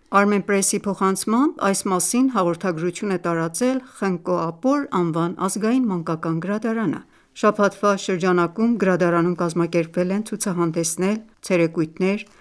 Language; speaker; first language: Armenian; native; Armenian